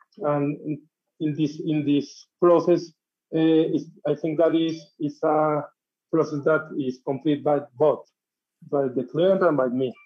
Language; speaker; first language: English; non-native, learner; Spanish